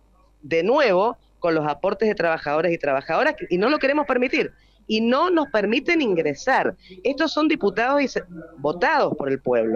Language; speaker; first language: Spanish; native; Spanish